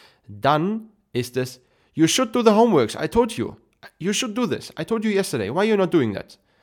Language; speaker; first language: English; non-native, fluent; German